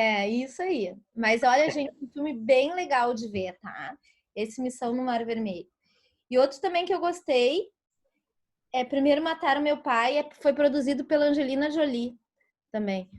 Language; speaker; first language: Portuguese; native; Portuguese